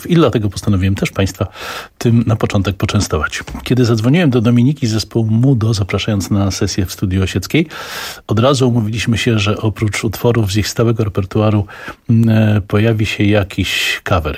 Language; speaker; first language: Polish; native; Polish